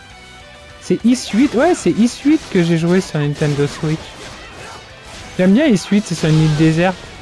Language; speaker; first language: French; native; French